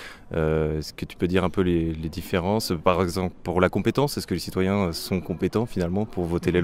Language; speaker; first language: French; native; French